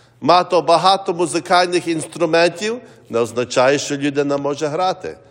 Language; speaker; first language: Ukrainian; early bilingual, heritage; Ukrainian